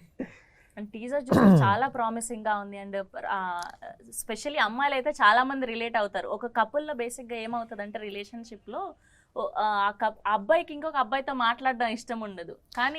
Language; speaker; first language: Telugu; native; Telugu